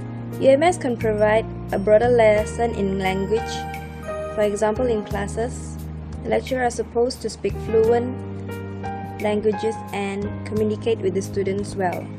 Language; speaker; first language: English; non-native, local second language; Malay